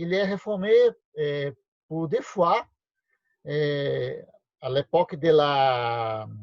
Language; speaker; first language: French; non-native, learner; Portuguese